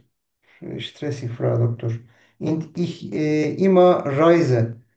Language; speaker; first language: German; non-native, learner; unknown